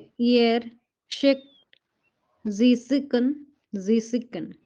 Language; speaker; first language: German; non-native, learner; Hindi